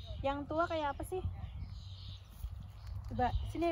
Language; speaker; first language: Indonesian; native; Indonesian